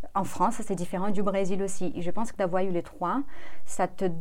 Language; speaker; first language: French; non-native, fluent; Portuguese